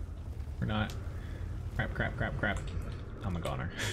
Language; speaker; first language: English; native; English